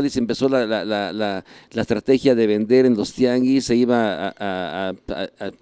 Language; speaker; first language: Spanish; native; Spanish